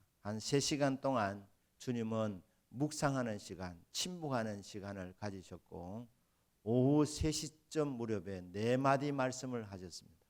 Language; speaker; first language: Korean; native; Korean